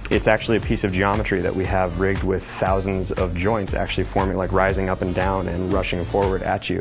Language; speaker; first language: English; native; English